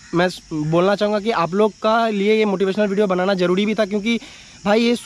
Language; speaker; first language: Hindi; non-native, local second language; Bangla